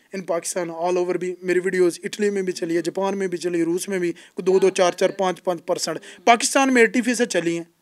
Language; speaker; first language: Urdu; non-native, local second language; Punjabi